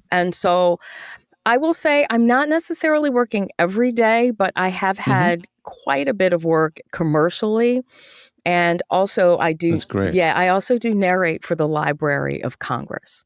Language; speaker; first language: English; native; English